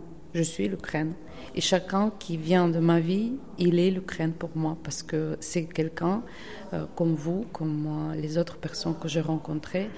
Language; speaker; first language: French; non-native, fluent; Ukrainian